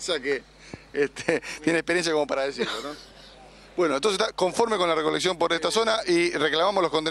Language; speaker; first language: Spanish; native; Spanish